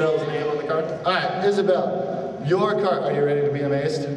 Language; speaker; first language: English; native; English